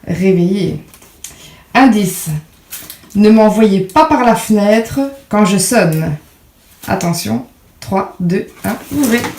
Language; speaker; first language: French; native; French